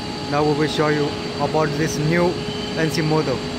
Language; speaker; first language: English; non-native, learner; Chinese